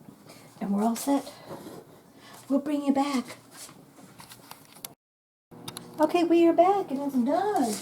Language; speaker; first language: English; native; English